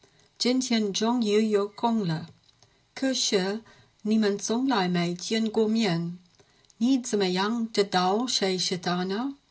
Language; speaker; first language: Chinese; non-native, learner; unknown